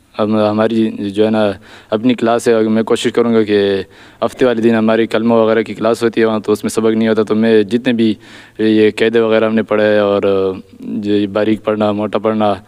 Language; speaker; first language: Urdu; non-native, local second language; Pashto